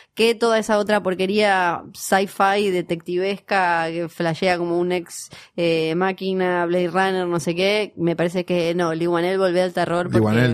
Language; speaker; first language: Spanish; native; Spanish